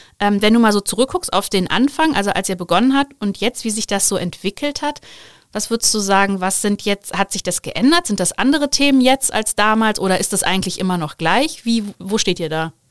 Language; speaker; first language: German; native; German